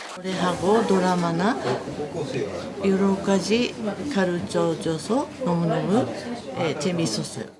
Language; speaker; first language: Korean; non-native, learner; Japanese